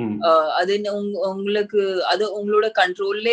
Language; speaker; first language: Tamil; non-native, local second language; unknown